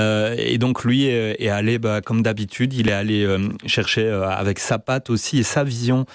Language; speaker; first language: French; native; French